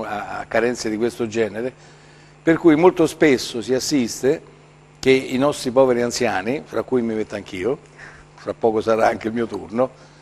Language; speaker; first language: Italian; native; Italian